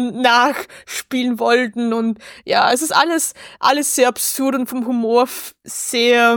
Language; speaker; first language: German; native; German